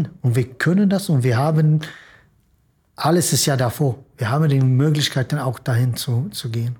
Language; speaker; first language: German; non-native, fluent; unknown